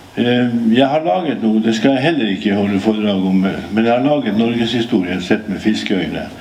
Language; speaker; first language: Norwegian; native; Norwegian